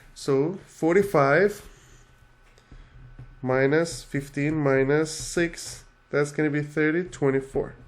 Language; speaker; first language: English; non-native, fluent; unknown